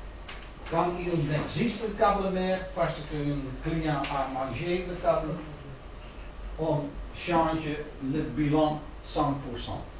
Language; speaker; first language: French; non-native, learner; Dutch